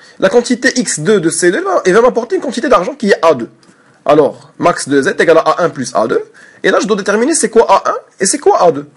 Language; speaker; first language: French; non-native, local second language; Arabic